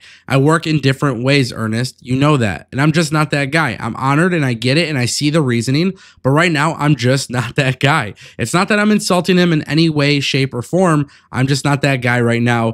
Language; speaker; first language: English; native; English